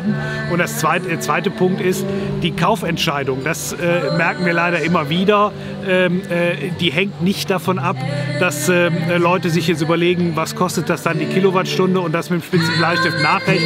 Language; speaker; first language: German; native; German